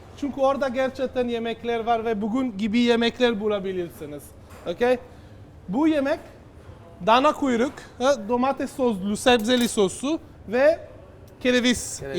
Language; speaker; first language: Turkish; non-native, fluent; Italian